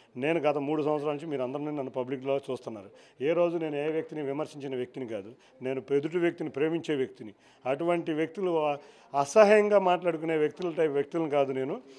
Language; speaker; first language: Telugu; native; Telugu